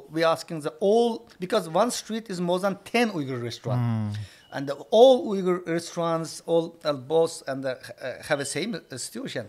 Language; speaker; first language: English; non-native, learner; Chinese